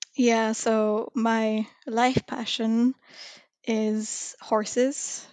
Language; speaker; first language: English; non-native, fluent; French